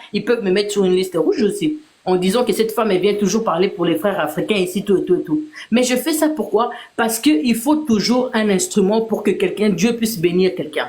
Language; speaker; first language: French; non-native, local second language; Lingala